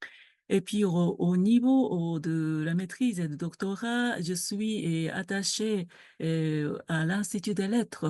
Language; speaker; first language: French; non-native, fluent; Japanese